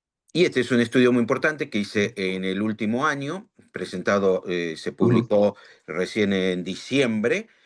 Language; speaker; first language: Spanish; native; Spanish